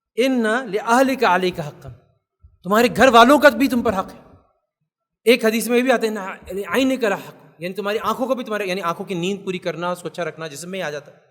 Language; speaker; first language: Urdu; native; Urdu